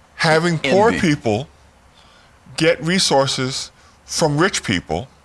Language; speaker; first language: English; native; English